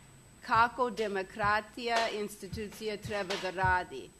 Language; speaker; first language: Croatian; non-native, learner; English